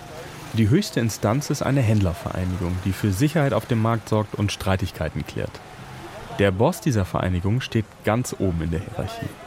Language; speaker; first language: German; native; German